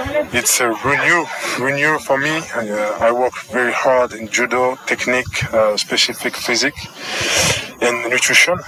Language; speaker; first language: English; non-native, learner; French